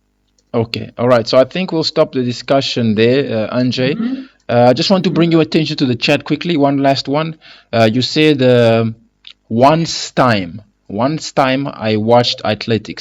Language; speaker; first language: English; non-native, fluent; Lingala